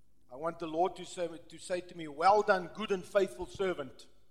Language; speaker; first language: English; early bilingual, other home language; Afrikaans